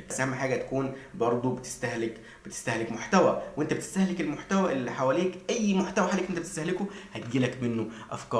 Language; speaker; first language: Arabic; native; Arabic